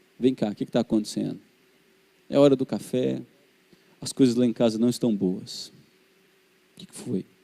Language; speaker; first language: Portuguese; native; Portuguese